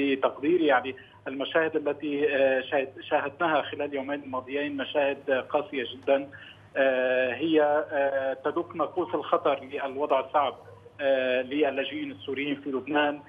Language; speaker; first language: Arabic; native; Arabic